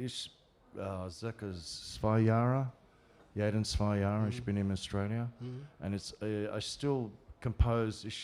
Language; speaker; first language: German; non-native, learner; English